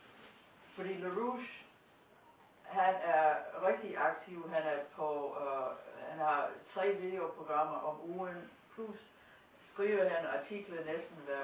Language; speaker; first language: Danish; non-native, fluent; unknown